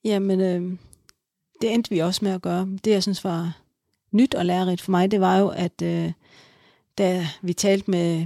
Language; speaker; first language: Danish; native; Danish